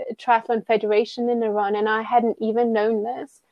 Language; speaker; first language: English; early bilingual, other home language; Persian